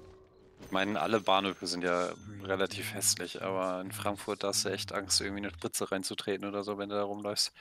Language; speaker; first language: German; native; German